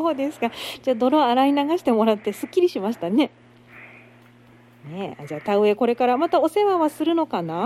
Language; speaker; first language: Japanese; native; Japanese